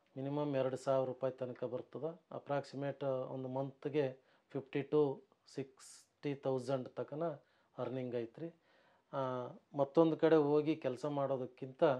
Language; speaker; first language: Kannada; native; Kannada